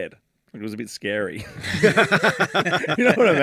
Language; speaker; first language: English; native; English